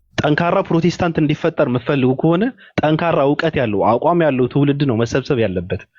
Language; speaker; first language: Amharic; native; Amharic